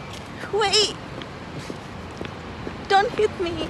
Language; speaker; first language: English; non-native, learner; Indonesian